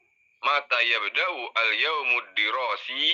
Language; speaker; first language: Arabic; non-native, learner; Indonesian